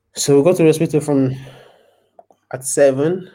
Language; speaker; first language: English; non-native, local second language; Yoruba